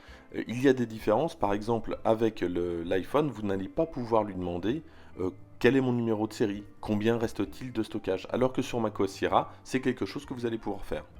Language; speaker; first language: French; native; French